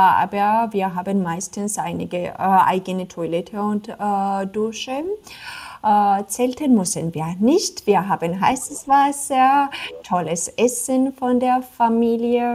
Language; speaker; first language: German; non-native, fluent; Georgian